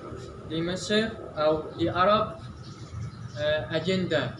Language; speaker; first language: Indonesian; non-native, learner; Arabic